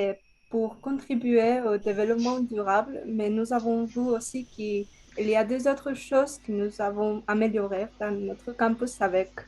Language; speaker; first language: French; non-native, learner; Spanish